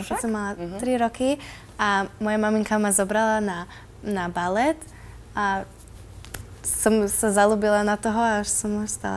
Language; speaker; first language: Slovak; early bilingual, heritage; Slovak